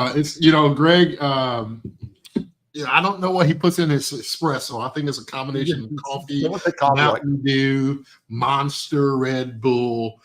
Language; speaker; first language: English; native; English